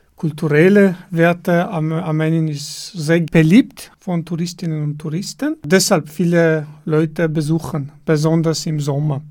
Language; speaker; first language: German; non-native, fluent; Armenian